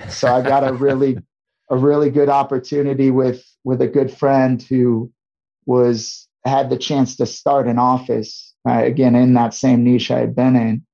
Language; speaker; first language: English; native; English